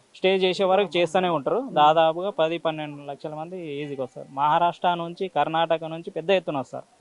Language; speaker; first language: Telugu; non-native, local second language; Lambadi